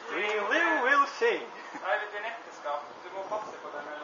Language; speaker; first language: Norwegian; non-native, learner; Latvian